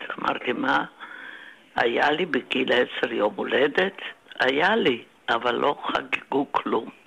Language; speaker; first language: Hebrew; non-native, fluent; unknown